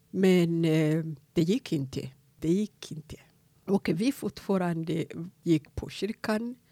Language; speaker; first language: Swedish; non-native, fluent; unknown